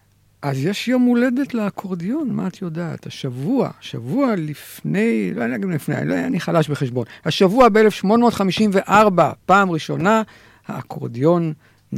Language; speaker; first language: Hebrew; native; Hebrew